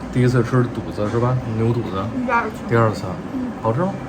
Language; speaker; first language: Chinese; native; Chinese